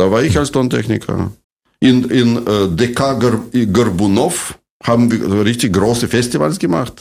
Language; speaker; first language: German; non-native, fluent; Russian